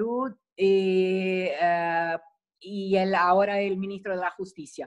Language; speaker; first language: Spanish; non-native, fluent; Portuguese